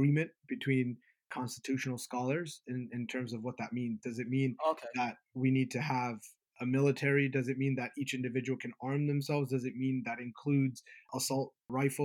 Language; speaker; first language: English; native; English